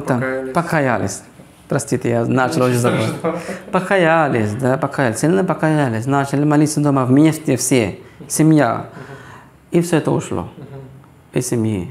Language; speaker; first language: Russian; non-native, fluent; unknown